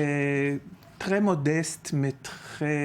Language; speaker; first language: French; non-native, learner; Hebrew